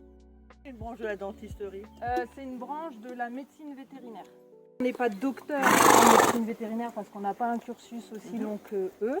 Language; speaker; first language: French; native; French